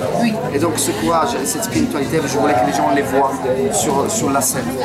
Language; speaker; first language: French; non-native, fluent; Italian